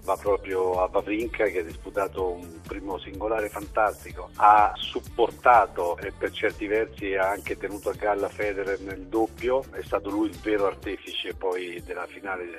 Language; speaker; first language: Italian; native; Italian